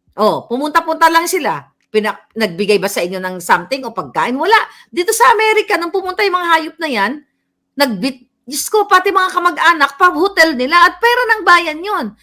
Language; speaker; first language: Filipino; native; Filipino